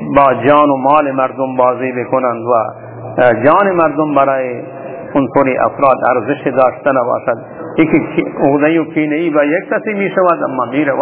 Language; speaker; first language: Persian; non-native, local second language; Baluchi